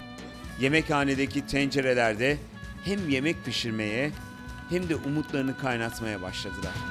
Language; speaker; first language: Turkish; native; Turkish